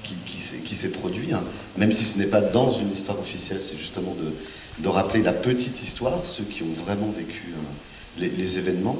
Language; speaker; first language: French; native; French